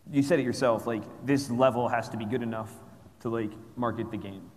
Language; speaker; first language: English; native; English